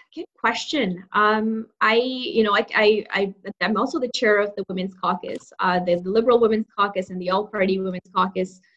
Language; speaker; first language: English; non-native, local second language; Urdu